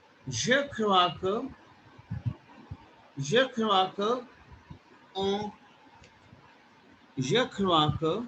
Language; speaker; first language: French; non-native, fluent; Hindi